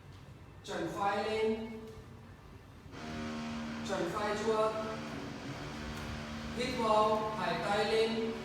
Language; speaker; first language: Vietnamese; non-native, learner; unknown